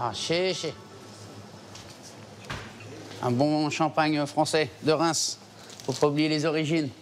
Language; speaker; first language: French; native; French